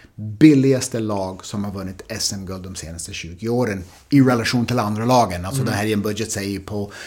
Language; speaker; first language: Swedish; non-native, fluent; English